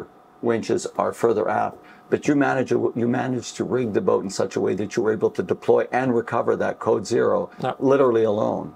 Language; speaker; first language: English; native; English